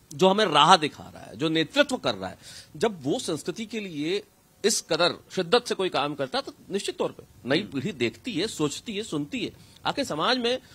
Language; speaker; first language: Hindi; native; Hindi